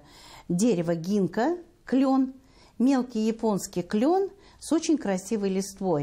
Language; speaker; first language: Russian; native; Russian